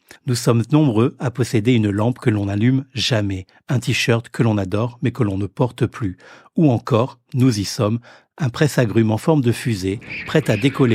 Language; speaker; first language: French; native; French